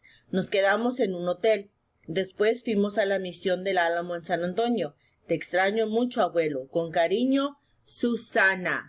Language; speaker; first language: Spanish; early bilingual, heritage; Spanish